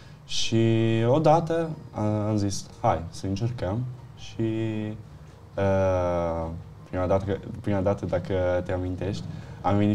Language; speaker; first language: Romanian; early bilingual, heritage; Italian